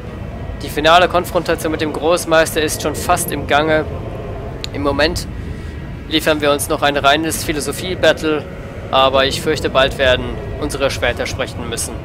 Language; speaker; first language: German; native; German